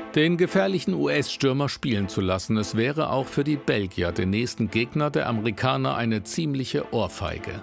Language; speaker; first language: German; native; German